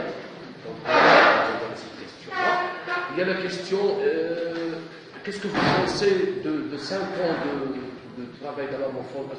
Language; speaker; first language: French; non-native, local second language; Arabic